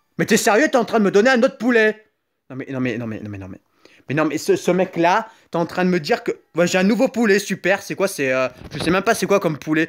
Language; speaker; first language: French; native; French